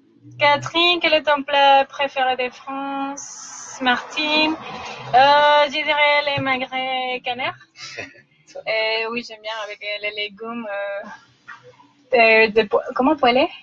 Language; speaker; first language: French; non-native, fluent; Spanish